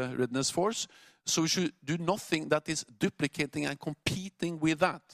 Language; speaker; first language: English; non-native, fluent; Norwegian